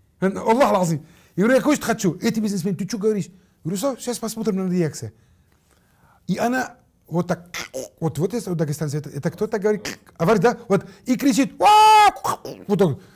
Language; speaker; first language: Russian; non-native, fluent; Arabic